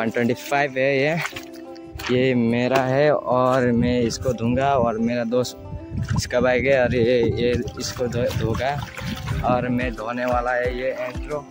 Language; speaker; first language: Hindi; non-native, local second language; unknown